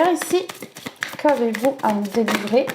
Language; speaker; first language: French; native; French